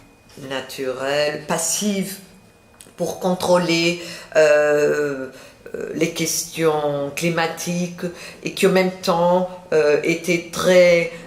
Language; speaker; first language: French; non-native, fluent; Portuguese